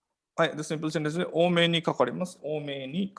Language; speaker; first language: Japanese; non-native, fluent; Nepali